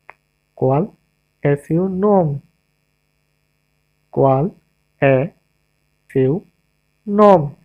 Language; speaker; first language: Portuguese; non-native, learner; English